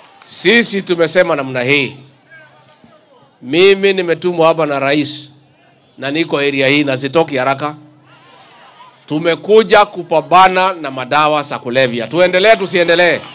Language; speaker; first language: Swahili; non-native, local second language; Kikuyu